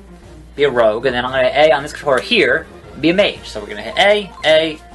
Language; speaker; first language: English; native; English